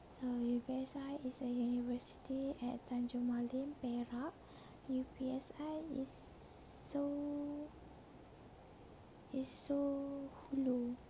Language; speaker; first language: English; non-native, learner; Malay